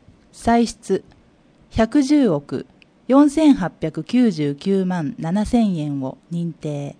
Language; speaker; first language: Japanese; native; Japanese